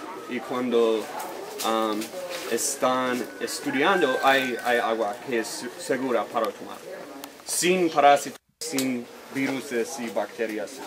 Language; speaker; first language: Spanish; non-native, learner; English